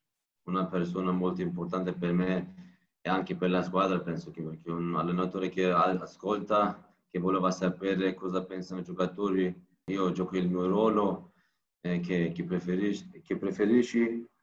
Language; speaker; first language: Italian; non-native, learner; Turkish